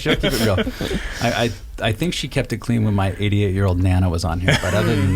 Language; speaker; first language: English; native; English